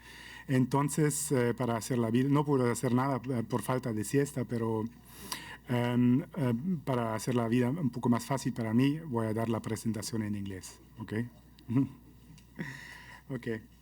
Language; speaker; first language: Spanish; non-native, fluent; German